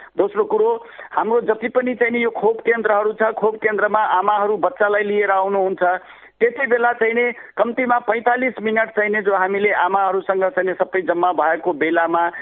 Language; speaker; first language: Nepali; non-native, local second language; Maithili